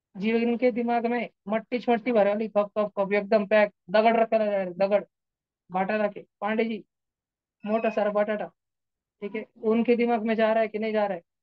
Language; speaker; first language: Hindi; non-native, local second language; Marathi